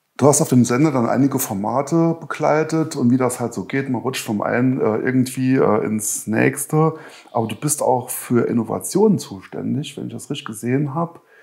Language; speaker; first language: German; native; German